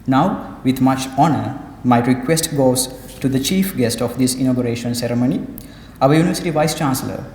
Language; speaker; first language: English; non-native, local second language; Sinhala